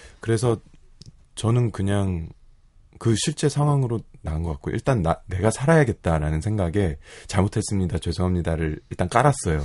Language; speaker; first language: Korean; early bilingual, heritage; Korean